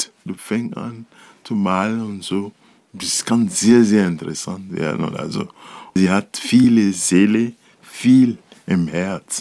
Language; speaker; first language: German; non-native, learner; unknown